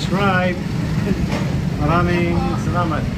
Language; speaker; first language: Filipino; non-native, learner; English